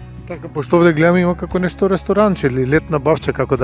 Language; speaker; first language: Macedonian; native; Macedonian